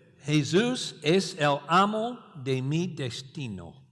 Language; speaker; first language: Spanish; non-native, learner; English